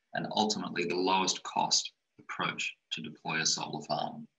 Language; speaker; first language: English; native; English